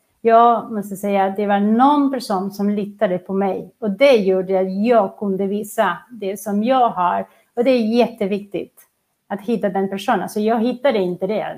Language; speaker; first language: Swedish; non-native, fluent; Catalan